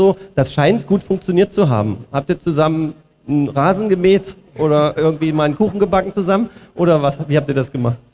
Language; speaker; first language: German; native; German